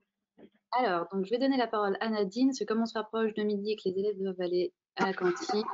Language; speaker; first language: French; native; French